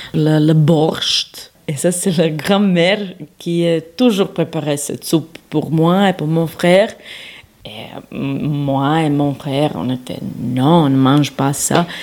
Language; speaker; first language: French; non-native, learner; Serbian